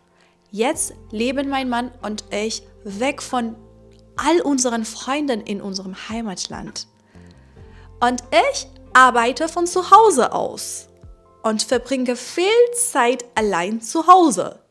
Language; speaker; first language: German; non-native, fluent; Persian